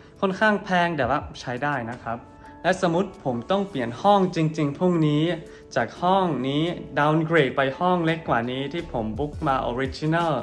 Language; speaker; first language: Thai; non-native, fluent; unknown